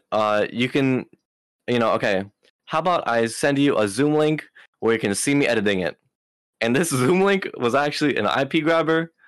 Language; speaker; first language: English; native; English